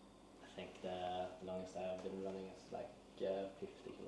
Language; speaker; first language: English; non-native, fluent; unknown